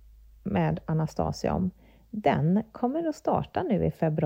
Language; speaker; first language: Swedish; native; Swedish